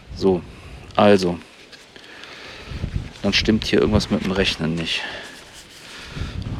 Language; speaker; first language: German; native; German